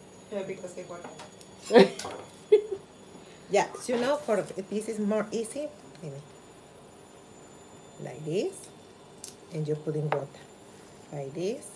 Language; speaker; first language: English; non-native, learner; Spanish